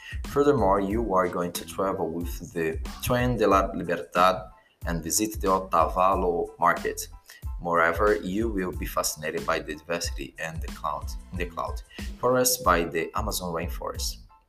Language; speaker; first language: English; non-native, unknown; Portuguese